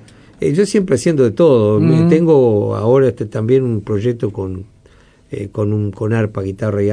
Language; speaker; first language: Spanish; native; Spanish